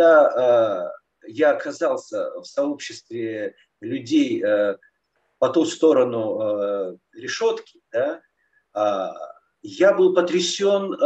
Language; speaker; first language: Russian; native; Russian